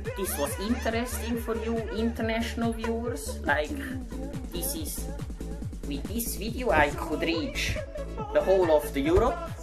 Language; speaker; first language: English; non-native, learner; Swiss German